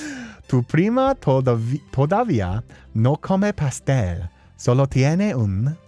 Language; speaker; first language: Spanish; non-native, learner; English